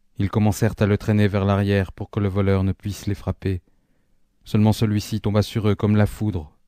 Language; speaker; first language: French; native; French